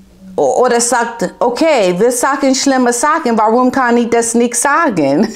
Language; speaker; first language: German; non-native, learner; English